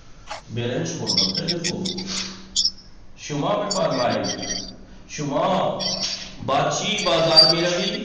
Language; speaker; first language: Persian; non-native, fluent; Urdu